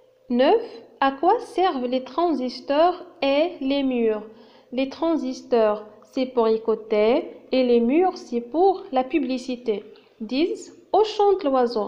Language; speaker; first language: French; non-native, local second language; Arabic